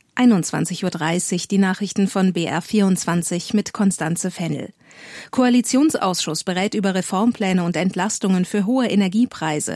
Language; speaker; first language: German; native; German